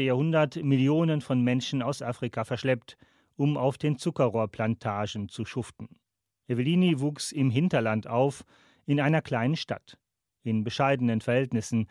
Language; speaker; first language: German; native; German